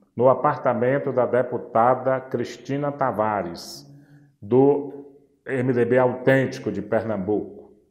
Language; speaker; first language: Portuguese; native; Portuguese